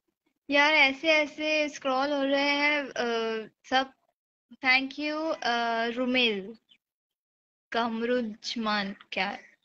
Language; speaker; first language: Hindi; native; Hindi